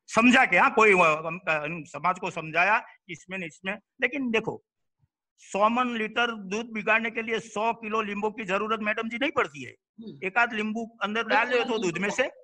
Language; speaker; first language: Hindi; non-native, local second language; Gujarati